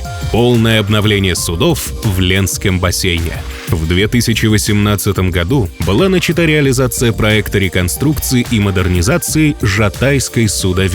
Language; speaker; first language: Russian; native; Russian